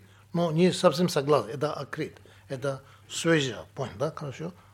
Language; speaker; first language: Russian; non-native, learner; Tibetan